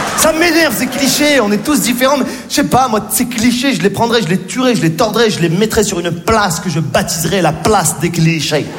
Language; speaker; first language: French; non-native, local second language; Arabic